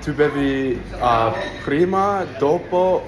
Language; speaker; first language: Italian; non-native, learner; English